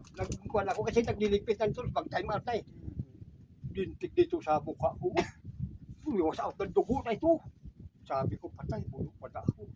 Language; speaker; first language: Filipino; non-native, local second language; Hiligaynon